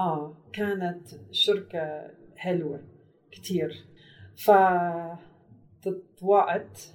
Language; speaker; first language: Arabic; non-native, learner; English